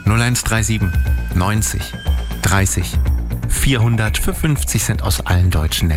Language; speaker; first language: German; native; German